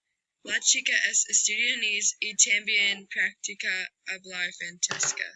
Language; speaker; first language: Spanish; non-native, learner; English